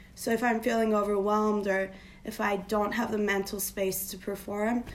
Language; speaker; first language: English; non-native, fluent; Turkish